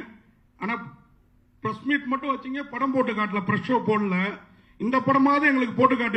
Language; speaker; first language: Tamil; native; Tamil